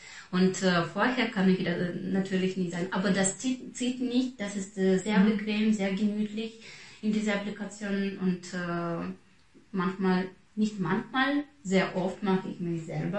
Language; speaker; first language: German; non-native, fluent; Russian